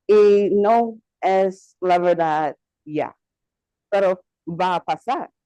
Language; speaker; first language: Spanish; non-native, learner; English